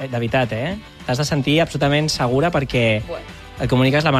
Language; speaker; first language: Catalan; native; Catalan